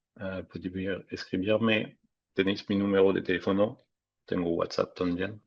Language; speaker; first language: Spanish; non-native, fluent; French